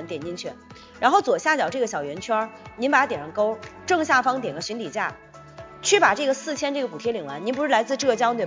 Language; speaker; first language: Chinese; native; Chinese